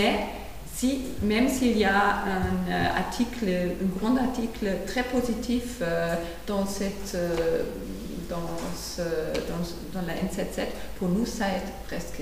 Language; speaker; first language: French; non-native, fluent; German